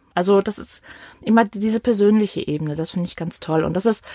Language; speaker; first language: German; native; German